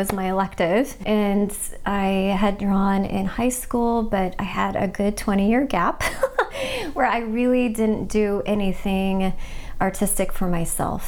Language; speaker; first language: English; native; English